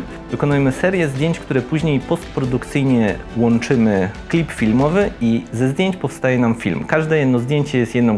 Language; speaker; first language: Polish; native; Polish